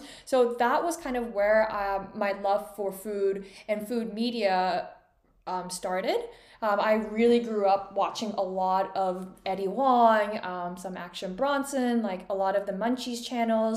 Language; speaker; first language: English; non-native, fluent; Korean